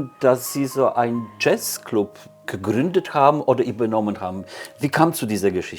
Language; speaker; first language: German; non-native, fluent; Polish